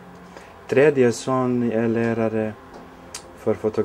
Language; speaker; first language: Swedish; non-native, fluent; Croatian